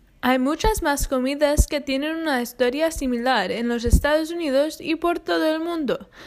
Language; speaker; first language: Spanish; non-native, fluent; English